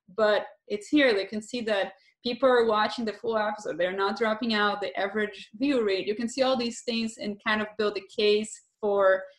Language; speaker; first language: English; non-native, fluent; Portuguese